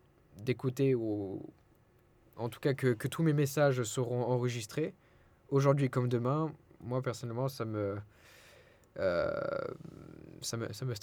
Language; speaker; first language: French; non-native, fluent; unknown